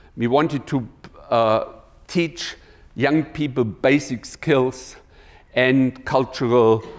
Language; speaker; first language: English; non-native, fluent; German